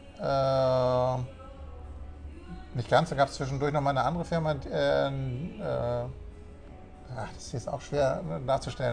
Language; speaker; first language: German; native; German